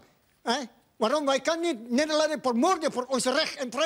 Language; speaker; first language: Dutch; non-native, learner; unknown